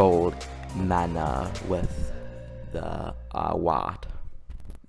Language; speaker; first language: English; native; English